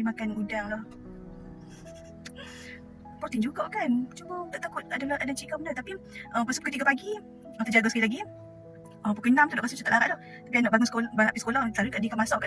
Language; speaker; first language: Malay; native; Malay